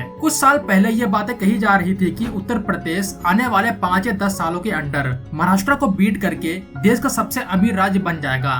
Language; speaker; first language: Hindi; native; Hindi